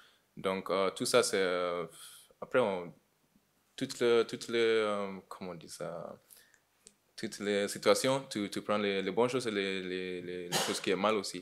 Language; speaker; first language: French; non-native, learner; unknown